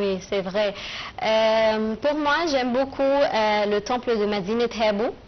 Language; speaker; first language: French; non-native, fluent; Arabic